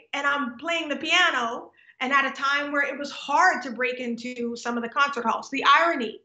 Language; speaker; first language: English; native; English